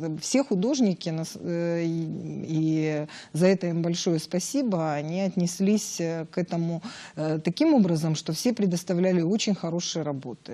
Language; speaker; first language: Russian; native; Russian